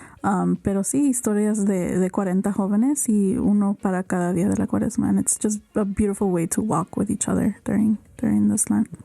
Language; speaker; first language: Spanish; early bilingual, heritage; Spanish